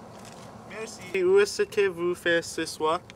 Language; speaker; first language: French; non-native, learner; English